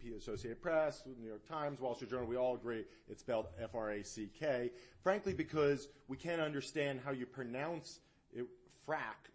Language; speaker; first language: English; native; English